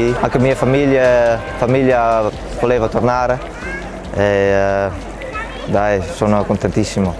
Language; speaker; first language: Italian; non-native, learner; Dutch